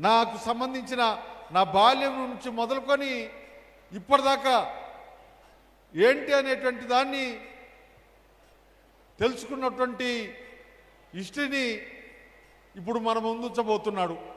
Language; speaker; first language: Telugu; native; Telugu